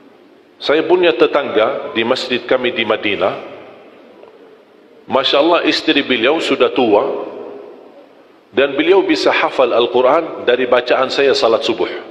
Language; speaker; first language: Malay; non-native, fluent; Arabic